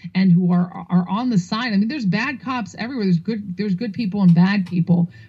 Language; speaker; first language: English; native; English